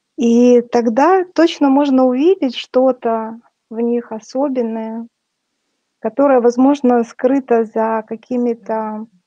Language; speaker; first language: Russian; native; Russian